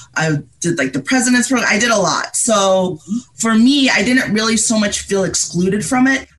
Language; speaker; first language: English; native; English